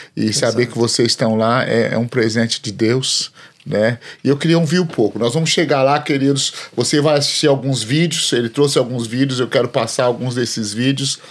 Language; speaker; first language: Portuguese; native; Portuguese